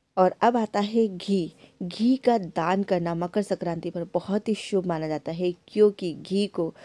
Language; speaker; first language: Hindi; native; Hindi